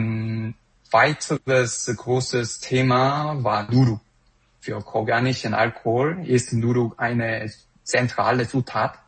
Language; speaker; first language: German; non-native, fluent; Korean